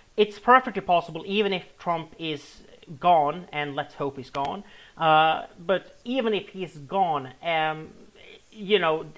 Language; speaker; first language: English; non-native, fluent; Swedish